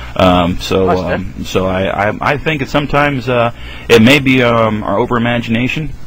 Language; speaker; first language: English; native; English